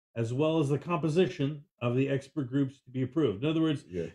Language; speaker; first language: English; native; English